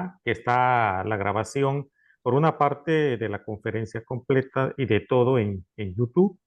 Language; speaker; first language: Spanish; native; Spanish